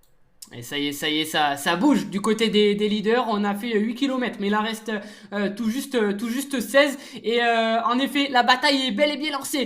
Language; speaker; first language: French; native; French